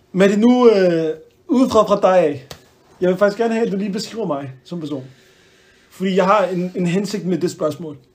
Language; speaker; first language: Danish; early bilingual, other home language; Arabic